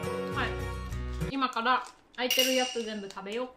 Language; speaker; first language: Japanese; non-native, fluent; German